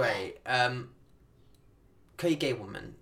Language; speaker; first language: Chinese; non-native, learner; English